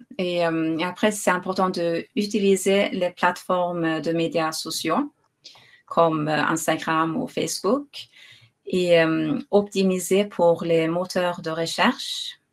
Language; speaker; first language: French; non-native, fluent; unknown